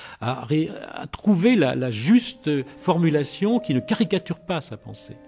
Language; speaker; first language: French; native; French